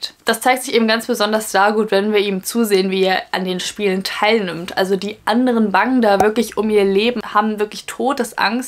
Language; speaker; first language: German; native; German